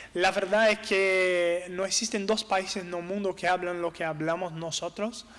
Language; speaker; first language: Spanish; non-native, learner; Portuguese